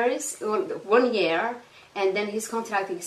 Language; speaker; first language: English; non-native, fluent; Somali